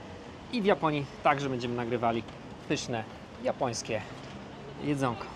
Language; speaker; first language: Polish; native; Polish